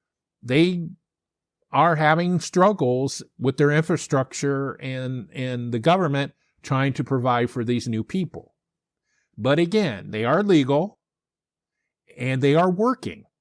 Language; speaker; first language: English; native; English